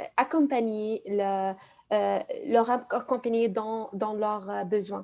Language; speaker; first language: French; non-native, fluent; Arabic